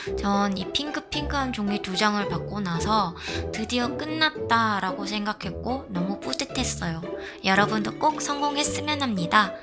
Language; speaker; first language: Korean; non-native, fluent; Vietnamese